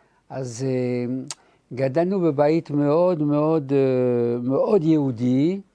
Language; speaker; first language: Hebrew; non-native, fluent; French